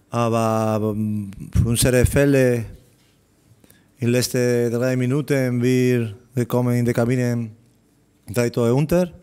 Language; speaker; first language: German; non-native, learner; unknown